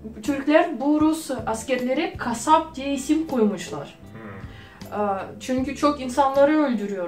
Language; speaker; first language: Turkish; non-native, fluent; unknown